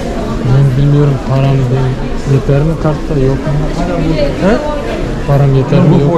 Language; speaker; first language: Turkish; non-native, learner; Tatar